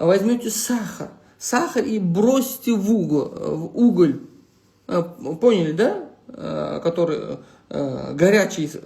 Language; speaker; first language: Russian; non-native, local second language; Uzbek